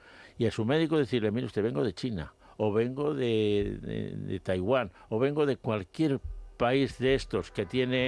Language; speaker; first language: Spanish; native; Spanish